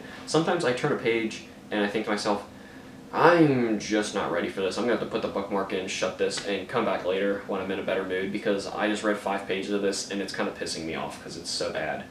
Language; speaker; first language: English; native; English